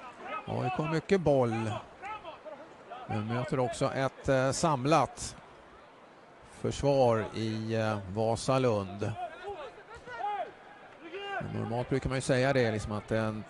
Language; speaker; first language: Swedish; native; Swedish